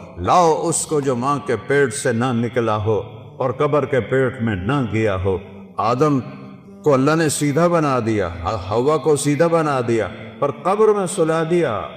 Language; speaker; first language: Urdu; non-native, local second language; Saraiki